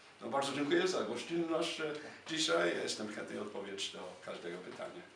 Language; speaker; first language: Polish; non-native, fluent; English